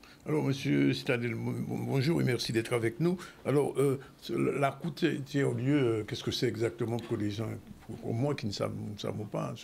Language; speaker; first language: French; native; French